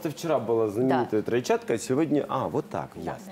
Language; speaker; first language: Russian; native; Russian